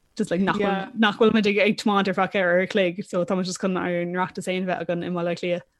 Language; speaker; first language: Irish; non-native, local second language; English